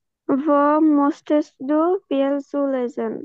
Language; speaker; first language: German; non-native, learner; Bangla